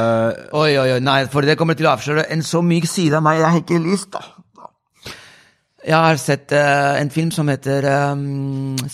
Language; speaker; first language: Norwegian; non-native, fluent; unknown